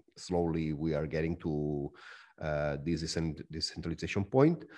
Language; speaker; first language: English; non-native, fluent; Spanish